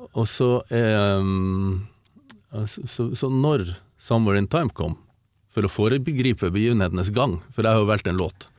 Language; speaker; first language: Norwegian; native; Norwegian